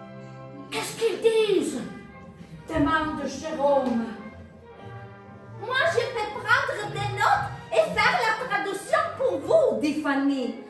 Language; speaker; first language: French; non-native, fluent; Italian